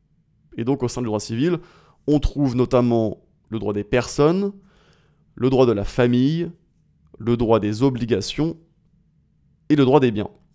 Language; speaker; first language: French; native; French